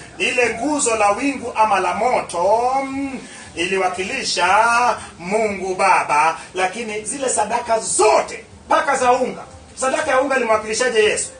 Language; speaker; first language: Swahili; non-native, local second language; Luo (Kenya and Tanzania)